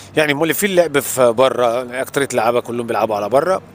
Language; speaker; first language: Arabic; native; Arabic